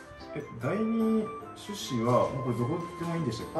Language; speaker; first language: Japanese; native; Japanese